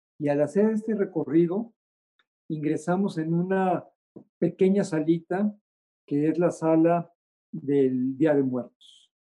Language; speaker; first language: Spanish; native; Spanish